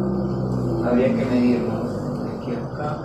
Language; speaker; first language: Spanish; native; Spanish